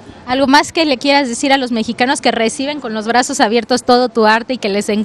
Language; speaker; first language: Spanish; native; Spanish